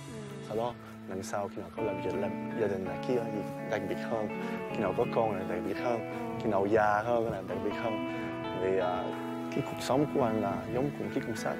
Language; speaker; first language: Vietnamese; early bilingual, heritage; Vietnamese